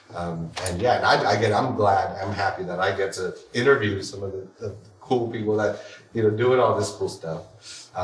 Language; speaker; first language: English; early bilingual, other home language; Spanish